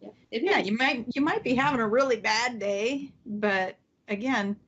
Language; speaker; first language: English; native; English